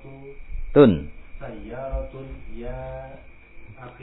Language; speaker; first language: Arabic; non-native, learner; Indonesian